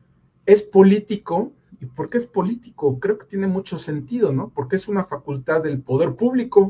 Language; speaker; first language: Spanish; native; Spanish